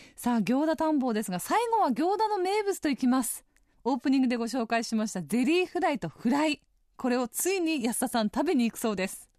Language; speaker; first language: Japanese; native; Japanese